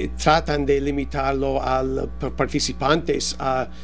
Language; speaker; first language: Spanish; non-native, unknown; English